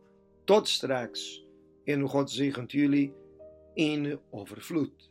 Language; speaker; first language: Dutch; non-native, learner; Portuguese